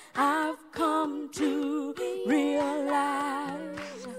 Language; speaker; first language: English; native; English